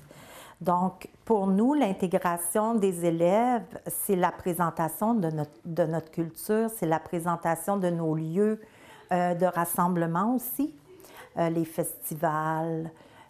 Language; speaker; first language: French; native; French